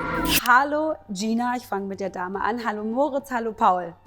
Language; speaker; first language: German; native; German